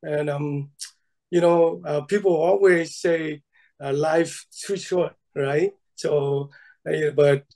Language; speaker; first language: English; non-native, fluent; Vietnamese